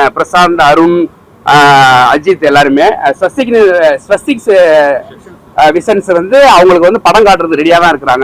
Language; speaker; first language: Tamil; native; Tamil